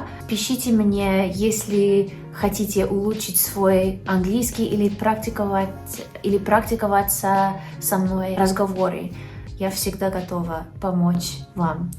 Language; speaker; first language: Russian; non-native, learner; English